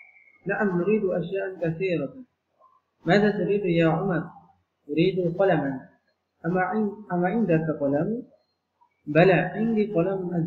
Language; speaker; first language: Arabic; non-native, fluent; Indonesian